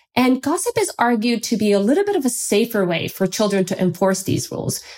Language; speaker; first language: English; non-native, fluent; Turkish